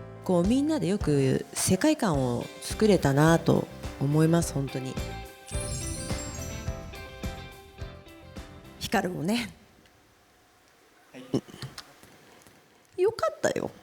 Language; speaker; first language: Japanese; native; Japanese